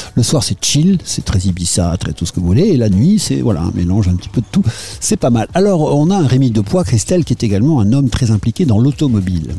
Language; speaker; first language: French; native; French